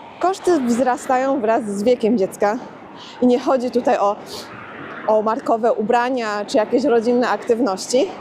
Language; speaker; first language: Polish; native; Polish